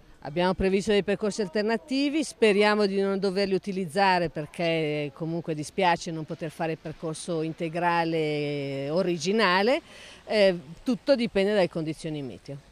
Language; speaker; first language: Italian; native; Italian